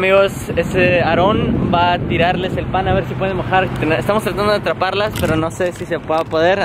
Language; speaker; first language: Spanish; non-native, fluent; English